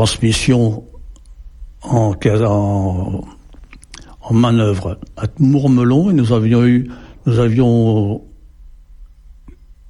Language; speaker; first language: French; native; French